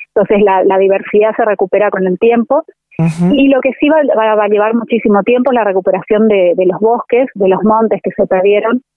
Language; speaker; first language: Spanish; native; Spanish